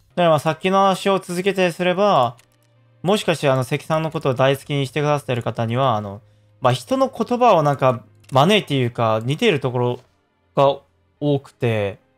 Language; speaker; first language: Japanese; non-native, fluent; Korean